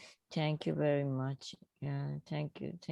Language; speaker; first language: English; non-native, learner; Japanese